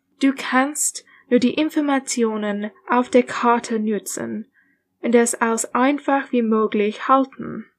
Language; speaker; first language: German; non-native, learner; English